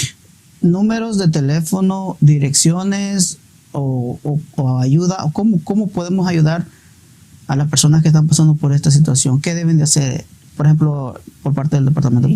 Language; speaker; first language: Spanish; native; Spanish